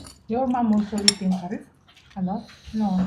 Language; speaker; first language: English; non-native, fluent; Filipino